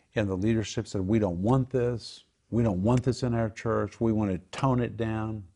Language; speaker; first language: English; native; English